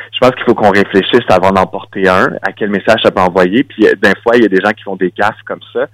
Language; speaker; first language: French; native; French